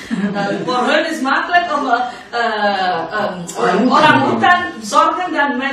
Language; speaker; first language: Dutch; non-native, learner; Indonesian